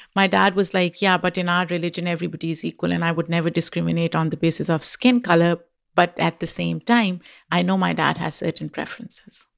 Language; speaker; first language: English; non-native, local second language; Urdu